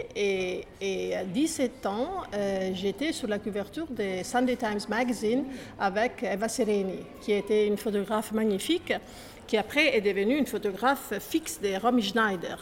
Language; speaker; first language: French; non-native, fluent; Italian